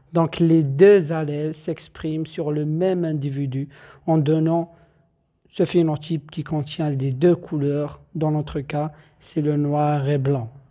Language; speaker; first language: French; non-native, local second language; Arabic